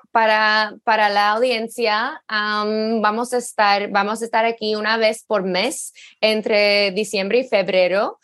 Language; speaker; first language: Spanish; non-native, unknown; English